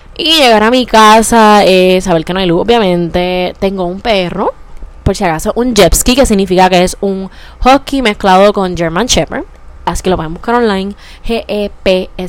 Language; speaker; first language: Spanish; native; Spanish